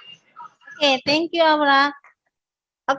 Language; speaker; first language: English; non-native, learner; Indonesian